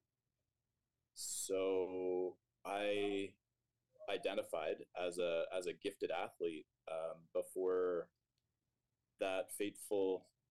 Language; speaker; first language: English; native; English